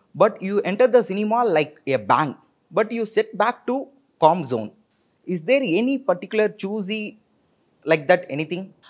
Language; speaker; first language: English; non-native, local second language; Tamil